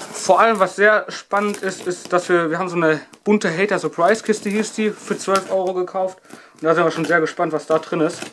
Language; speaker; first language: German; native; German